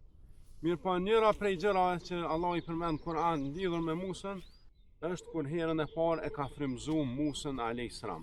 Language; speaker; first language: Albanian; native; Albanian